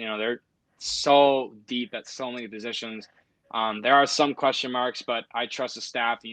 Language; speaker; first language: English; native; English